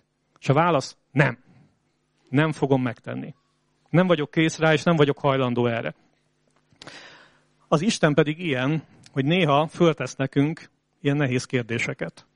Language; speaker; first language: Hungarian; native; Hungarian